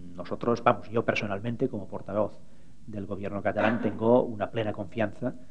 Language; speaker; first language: Spanish; non-native, local second language; Catalan